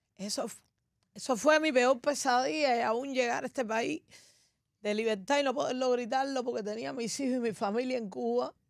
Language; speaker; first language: Spanish; native; Spanish